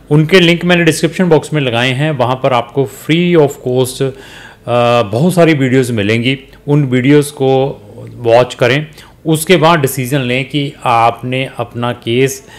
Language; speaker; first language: Hindi; native; Hindi